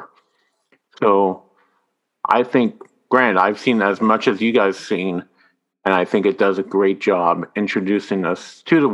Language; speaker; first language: English; non-native, fluent; French